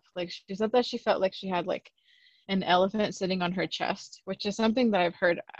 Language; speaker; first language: English; early bilingual, other home language; Spanish